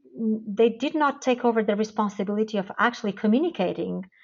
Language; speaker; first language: English; non-native, fluent; Portuguese